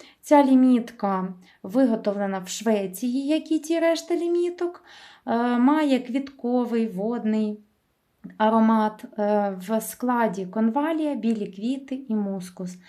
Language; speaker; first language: Ukrainian; native; Ukrainian